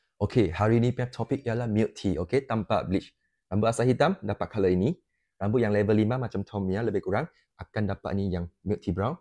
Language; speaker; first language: Malay; non-native, local second language; Chinese